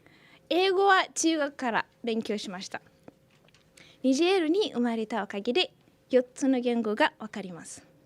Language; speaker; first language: Japanese; non-native, fluent; Hausa